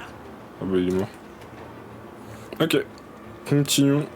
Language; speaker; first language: French; native; French